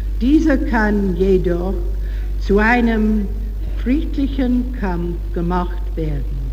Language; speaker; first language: German; non-native, learner; English